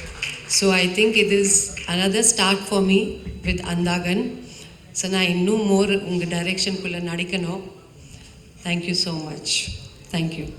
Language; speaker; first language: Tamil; non-native, local second language; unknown